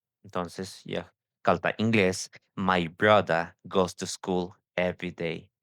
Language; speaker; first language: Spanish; non-native, local second language; Tzeltal